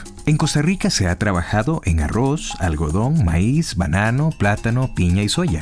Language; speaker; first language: Spanish; native; Spanish